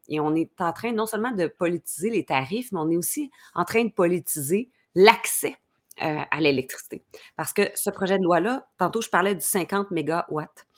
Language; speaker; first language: French; native; French